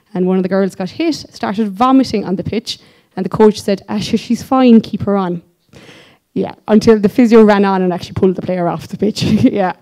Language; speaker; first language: English; native; English